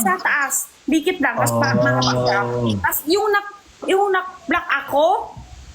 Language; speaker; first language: Filipino; non-native, learner; Chinese